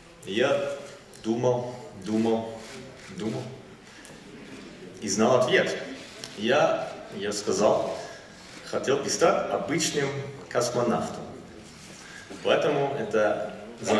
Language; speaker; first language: Russian; non-native, learner; German